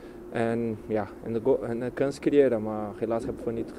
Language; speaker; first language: Dutch; non-native, fluent; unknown